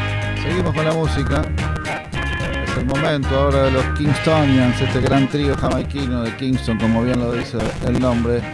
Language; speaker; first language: Spanish; native; Spanish